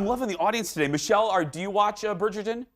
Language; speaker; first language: English; native; English